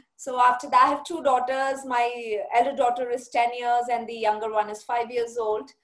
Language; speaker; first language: English; non-native, local second language; Punjabi